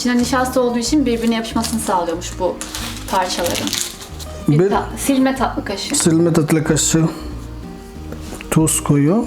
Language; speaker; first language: Turkish; native; Turkish